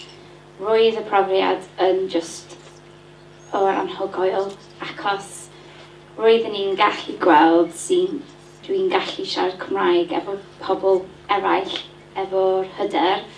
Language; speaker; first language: Welsh; non-native, learner; English